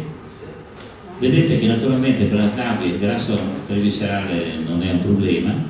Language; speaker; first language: Italian; native; Italian